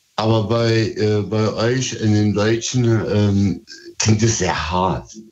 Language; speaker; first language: German; early bilingual, other home language; Turkish